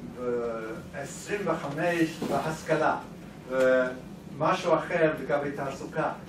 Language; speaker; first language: Hebrew; non-native, fluent; English